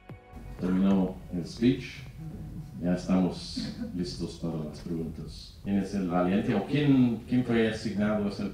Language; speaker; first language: Spanish; non-native, fluent; English